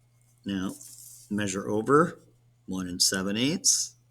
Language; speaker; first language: English; native; English